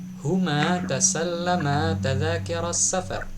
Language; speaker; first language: Arabic; non-native, fluent; Indonesian